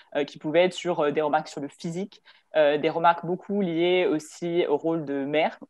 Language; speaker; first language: French; native; French